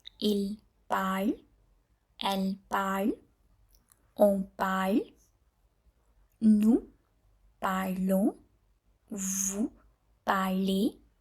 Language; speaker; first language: French; non-native, fluent; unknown